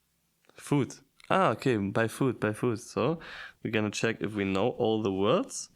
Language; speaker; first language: English; non-native, fluent; German